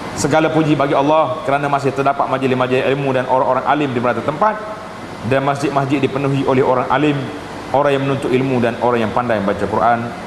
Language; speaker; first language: Malay; native; Malay